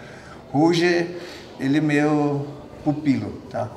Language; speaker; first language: Portuguese; non-native, fluent; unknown